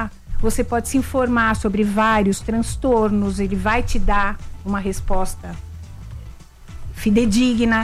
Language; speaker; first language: Portuguese; native; Portuguese